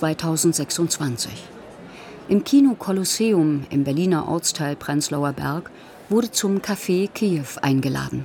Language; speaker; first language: German; native; German